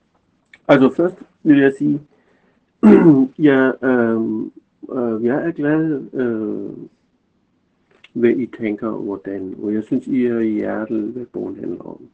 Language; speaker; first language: Danish; non-native, fluent; German